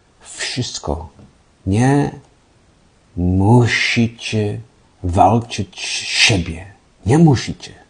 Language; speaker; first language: Polish; non-native, learner; English